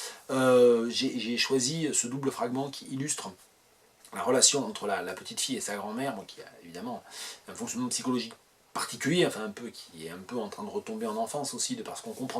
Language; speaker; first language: French; native; French